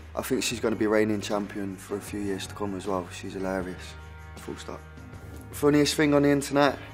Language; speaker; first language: English; native; English